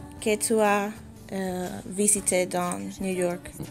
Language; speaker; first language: French; non-native, learner; English